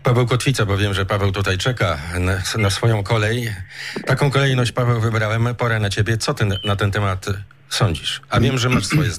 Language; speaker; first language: Polish; native; Polish